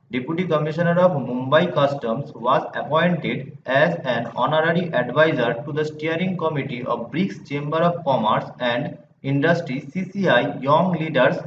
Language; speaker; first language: English; non-native, local second language; Bangla